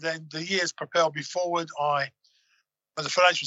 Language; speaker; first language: English; native; English